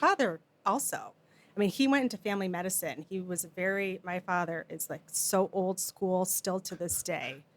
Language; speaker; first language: English; native; English